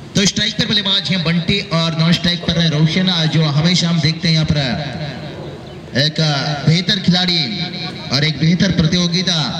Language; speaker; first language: Hindi; non-native, local second language; Marathi